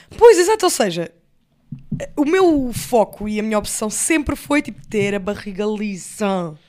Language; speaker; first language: Portuguese; early bilingual, other home language; English